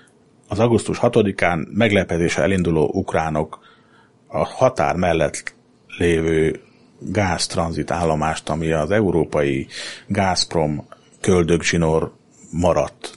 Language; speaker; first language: Hungarian; native; Hungarian